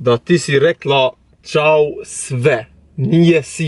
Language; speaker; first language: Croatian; non-native, learner; Albanian